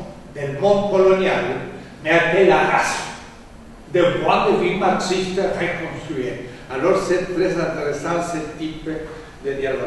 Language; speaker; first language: French; non-native, fluent; Spanish